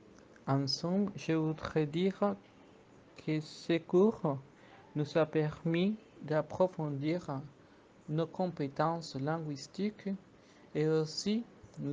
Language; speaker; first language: French; non-native, fluent; Spanish